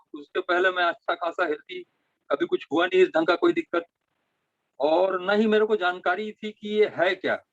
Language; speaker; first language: Hindi; native; Hindi